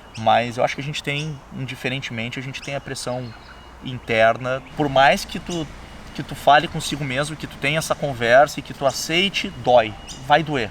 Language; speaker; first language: Portuguese; native; Portuguese